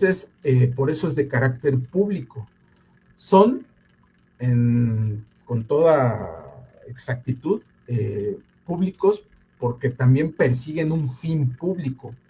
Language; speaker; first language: Spanish; native; Spanish